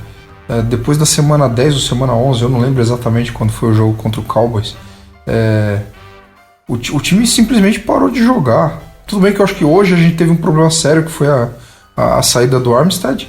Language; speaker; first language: Portuguese; native; Portuguese